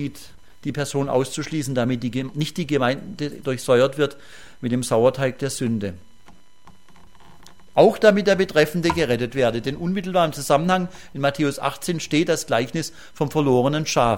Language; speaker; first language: German; native; German